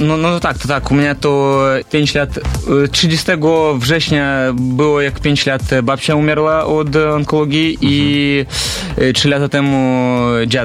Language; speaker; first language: Polish; non-native, learner; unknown